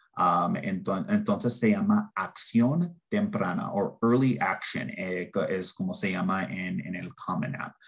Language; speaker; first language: Spanish; early bilingual, heritage; Spanish